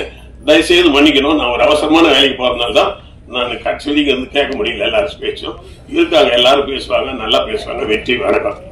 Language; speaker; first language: Tamil; native; Tamil